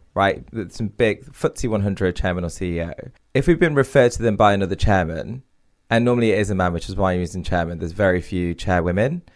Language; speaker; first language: English; native; English